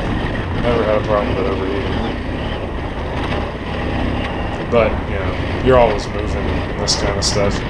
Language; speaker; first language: English; native; English